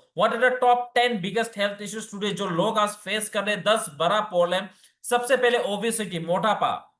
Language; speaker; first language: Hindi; non-native, local second language; Bangla